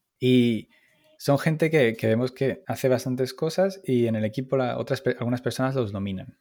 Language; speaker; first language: Spanish; native; Spanish